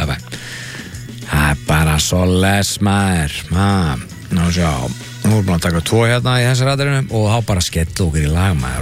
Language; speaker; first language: Icelandic; native; Icelandic